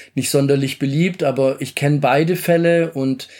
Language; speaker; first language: German; native; German